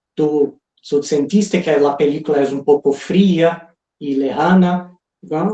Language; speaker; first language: Spanish; non-native, fluent; Portuguese